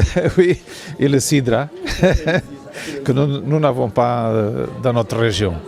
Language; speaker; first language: French; non-native, fluent; Portuguese